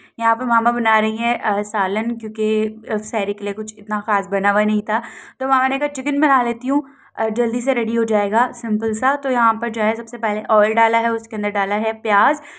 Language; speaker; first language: Urdu; native; Urdu